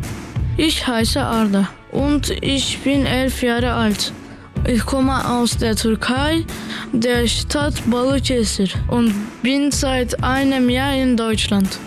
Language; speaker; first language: German; early bilingual, other home language; Turkish